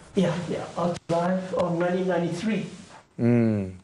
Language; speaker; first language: English; native; English